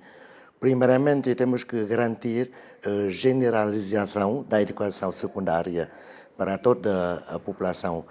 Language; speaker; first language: Portuguese; non-native, fluent; Vietnamese